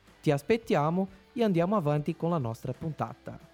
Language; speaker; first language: Italian; non-native, fluent; Portuguese